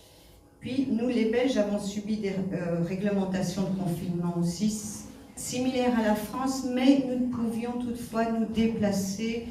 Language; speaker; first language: French; native; French